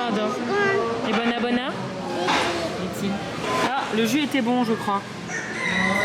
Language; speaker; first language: French; native; French